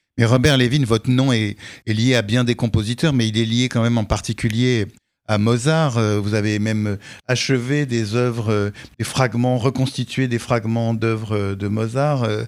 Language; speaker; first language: French; native; French